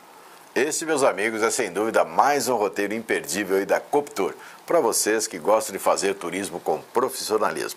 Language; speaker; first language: Portuguese; native; Portuguese